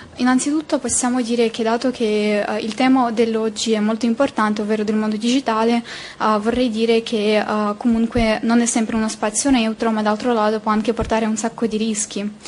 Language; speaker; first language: Italian; non-native, fluent; Ukrainian